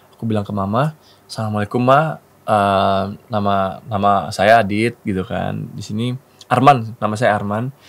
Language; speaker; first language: Indonesian; native; Indonesian